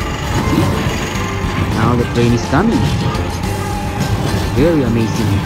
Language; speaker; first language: English; non-native, learner; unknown